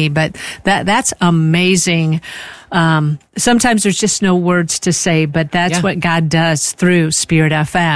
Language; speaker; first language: English; native; English